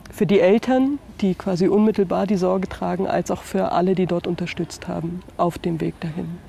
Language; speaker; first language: German; native; German